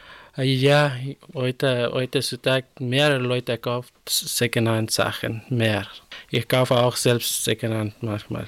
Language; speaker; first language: German; non-native, learner; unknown